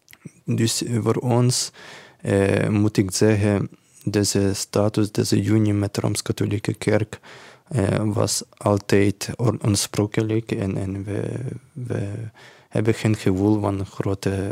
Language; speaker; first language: Dutch; non-native, learner; Ukrainian